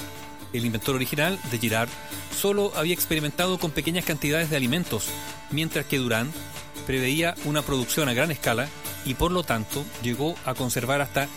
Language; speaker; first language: Spanish; native; Spanish